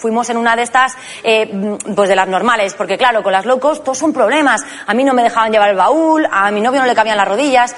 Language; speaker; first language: Spanish; native; Spanish